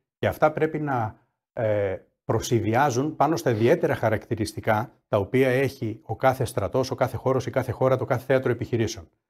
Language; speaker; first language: Greek; native; Greek